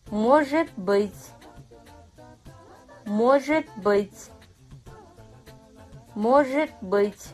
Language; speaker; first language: Russian; non-native, fluent; Kazakh